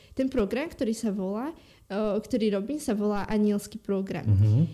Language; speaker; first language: Slovak; native; Slovak